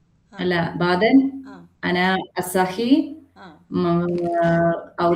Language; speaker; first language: Arabic; non-native, learner; Malayalam